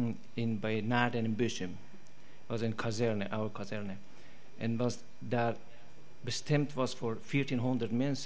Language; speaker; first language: Dutch; non-native, fluent; Persian